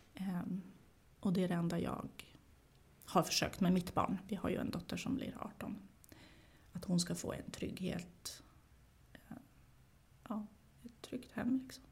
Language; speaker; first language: Swedish; early bilingual, other home language; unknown